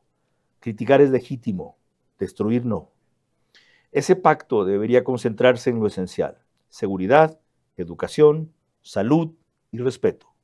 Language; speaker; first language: Spanish; native; Spanish